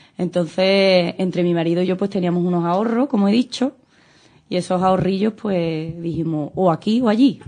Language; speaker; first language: Spanish; native; Spanish